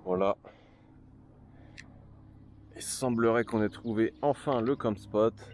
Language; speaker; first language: French; native; French